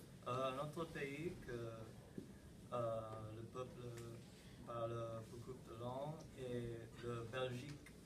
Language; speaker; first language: French; non-native, learner; English